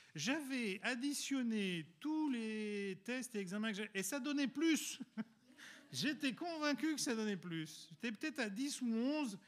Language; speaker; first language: French; early bilingual, other home language; Italian